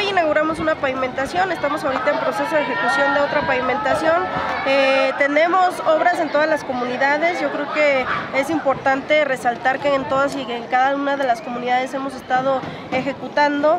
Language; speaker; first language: Spanish; native; Spanish